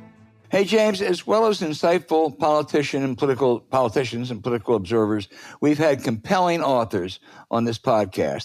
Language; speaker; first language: English; native; English